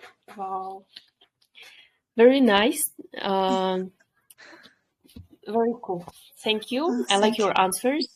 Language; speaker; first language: English; non-native, fluent; Kyrgyz